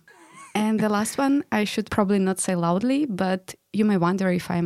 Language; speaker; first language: English; non-native, fluent; Russian